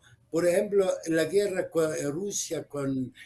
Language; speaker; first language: Spanish; non-native, fluent; Arabic